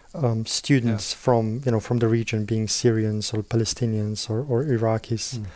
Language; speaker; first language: English; non-native, fluent; Slovenian